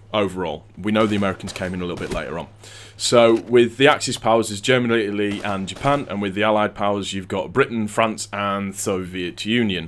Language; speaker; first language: English; native; English